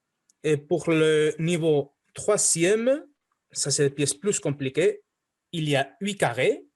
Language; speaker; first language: French; non-native, fluent; Spanish